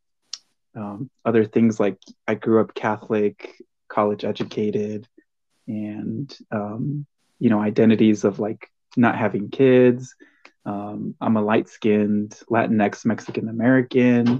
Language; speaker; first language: English; early bilingual, other home language; Spanish